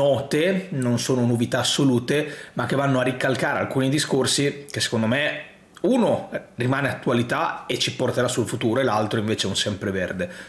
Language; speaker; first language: Italian; native; Italian